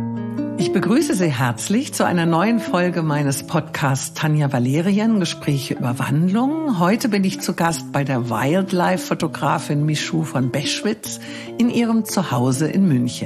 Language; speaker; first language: German; native; German